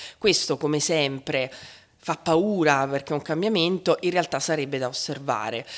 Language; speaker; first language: Italian; native; Italian